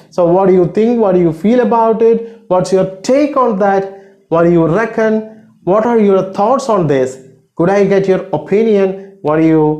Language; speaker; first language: English; non-native, local second language; Malayalam